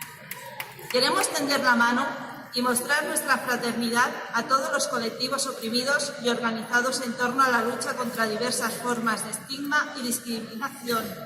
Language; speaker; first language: Spanish; native; Spanish